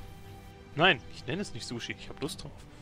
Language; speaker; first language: German; native; German